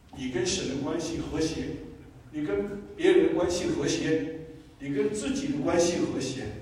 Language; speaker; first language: Chinese; non-native, local second language; Cantonese